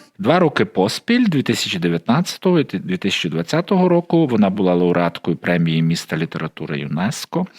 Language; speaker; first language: Ukrainian; native; Ukrainian